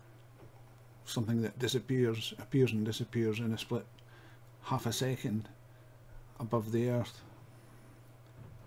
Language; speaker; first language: English; native; English